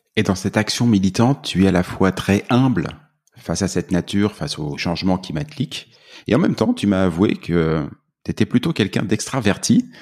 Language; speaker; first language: French; native; French